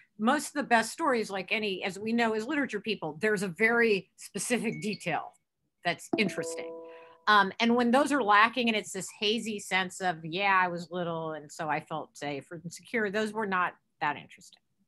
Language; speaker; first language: English; native; English